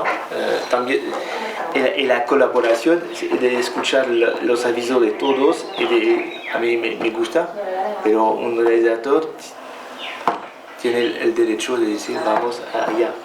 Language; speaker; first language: Spanish; non-native, learner; French